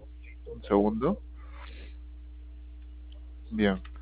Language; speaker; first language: Spanish; native; Spanish